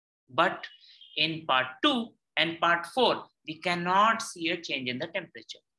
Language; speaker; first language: English; non-native, local second language; Hindi